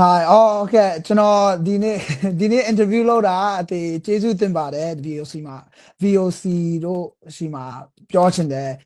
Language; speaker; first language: Burmese; non-native, learner; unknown